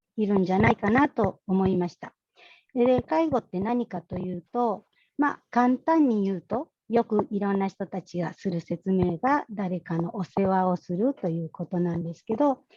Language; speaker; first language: Japanese; non-native, fluent; Spanish